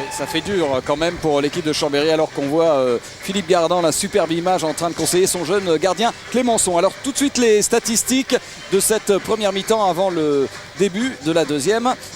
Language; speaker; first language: French; native; French